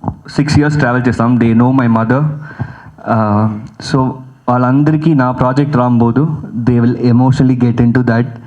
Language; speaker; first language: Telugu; early bilingual, heritage; Telugu